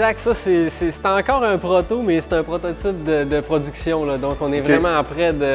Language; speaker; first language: French; native; French